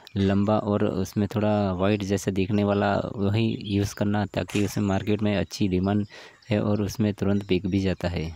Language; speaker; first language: Hindi; non-native, local second language; Gujarati